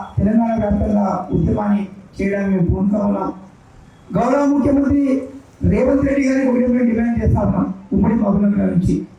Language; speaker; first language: Telugu; non-native, local second language; Lambadi